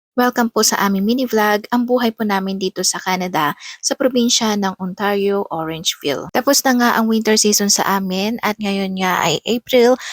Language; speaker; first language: Filipino; non-native, local second language; Iloko